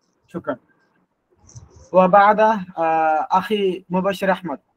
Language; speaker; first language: Arabic; non-native, learner; Bangla